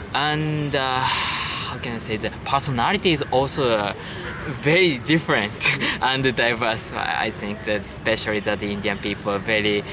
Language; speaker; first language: English; non-native, learner; Japanese